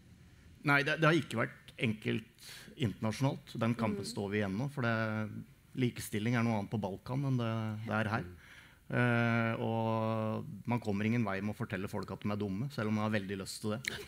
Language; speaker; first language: Norwegian; native; Norwegian